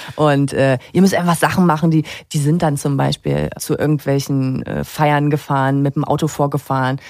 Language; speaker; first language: German; native; German